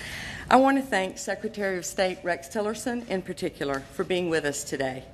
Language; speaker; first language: English; native; English